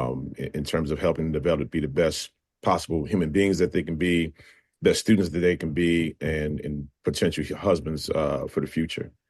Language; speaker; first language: English; native; English